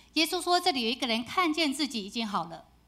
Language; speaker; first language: Chinese; native; Chinese